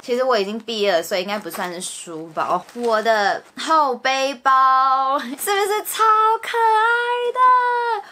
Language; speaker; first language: Chinese; early bilingual, heritage; Chinese